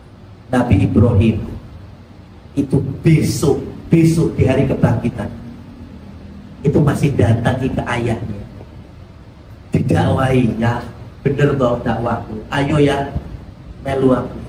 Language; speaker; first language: Indonesian; native; Indonesian